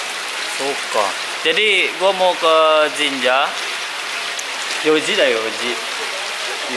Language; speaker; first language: Japanese; non-native, learner; Indonesian